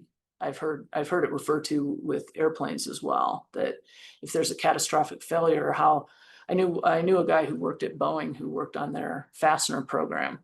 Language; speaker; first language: English; native; English